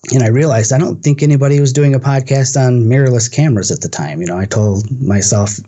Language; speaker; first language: English; native; English